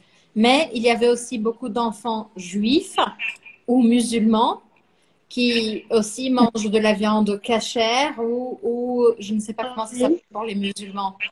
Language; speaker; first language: French; non-native, fluent; Portuguese